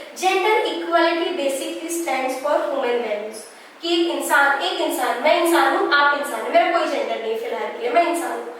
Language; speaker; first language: Hindi; native; Hindi